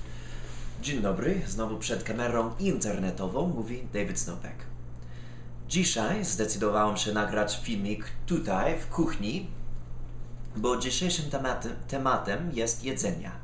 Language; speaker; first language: Polish; non-native, fluent; English